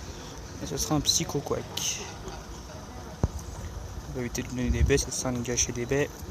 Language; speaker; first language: French; native; French